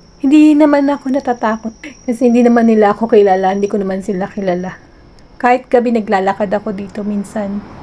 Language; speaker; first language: Filipino; native; Filipino